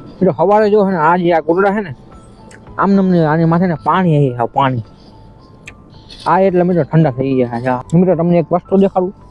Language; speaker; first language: Gujarati; native; Gujarati